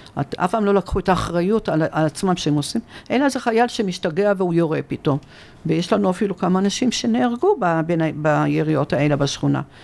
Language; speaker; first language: Hebrew; early bilingual, other home language; Arabic